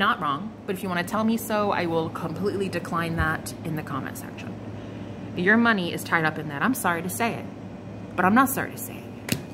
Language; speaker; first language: English; native; English